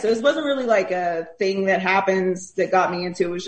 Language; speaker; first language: English; native; English